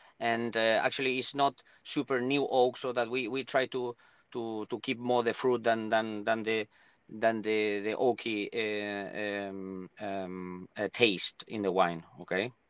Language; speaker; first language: English; non-native, fluent; Spanish